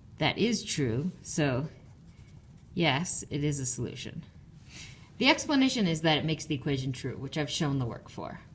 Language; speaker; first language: English; native; English